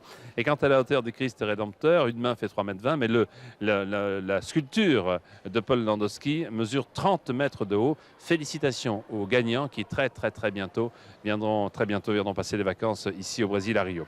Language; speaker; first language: French; native; French